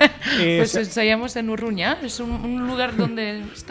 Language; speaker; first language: Spanish; non-native, fluent; French